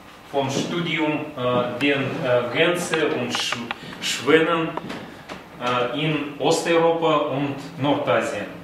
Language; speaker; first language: German; non-native, learner; Russian